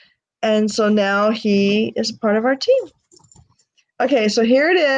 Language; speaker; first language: English; native; English